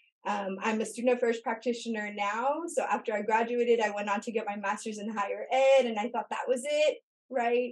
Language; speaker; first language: English; native; English